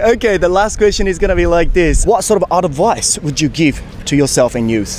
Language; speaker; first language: English; non-native, fluent; Japanese